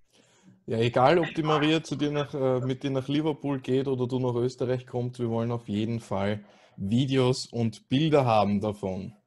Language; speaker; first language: German; native; German